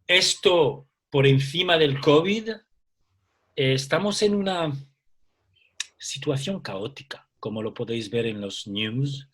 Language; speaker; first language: Spanish; early bilingual, heritage; Spanish